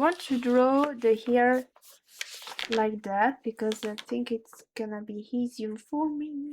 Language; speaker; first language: English; non-native, learner; French